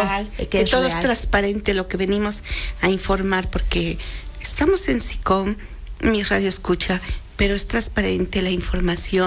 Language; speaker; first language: Spanish; native; Spanish